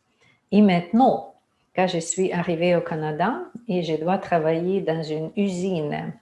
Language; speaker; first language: French; non-native, fluent; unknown